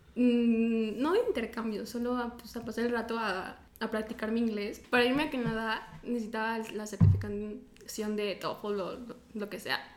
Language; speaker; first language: Spanish; native; Spanish